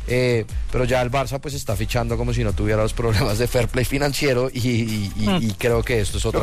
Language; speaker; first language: Spanish; native; Spanish